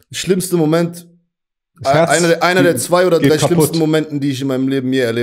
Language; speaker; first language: German; native; German